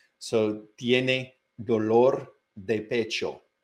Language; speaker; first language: Spanish; non-native, fluent; English